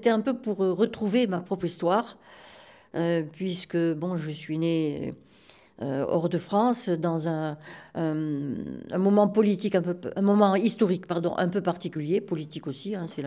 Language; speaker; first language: French; native; French